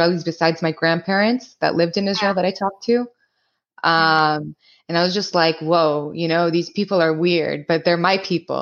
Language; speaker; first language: English; early bilingual, other home language; Hebrew